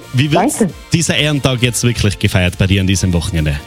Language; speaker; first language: German; native; German